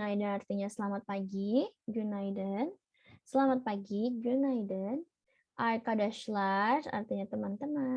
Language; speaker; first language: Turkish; non-native, learner; Indonesian